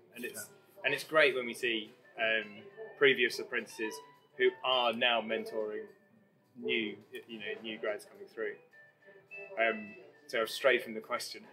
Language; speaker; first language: English; native; English